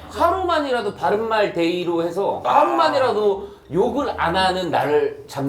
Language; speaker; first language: Korean; native; Korean